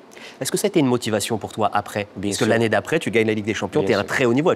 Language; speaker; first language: French; native; French